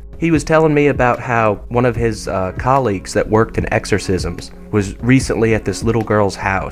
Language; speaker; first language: English; native; English